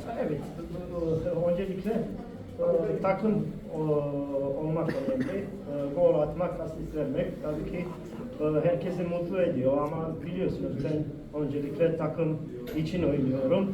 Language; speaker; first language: Turkish; non-native, fluent; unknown